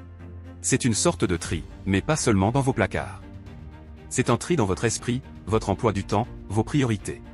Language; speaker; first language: French; native; French